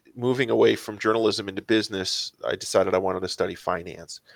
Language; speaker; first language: English; native; English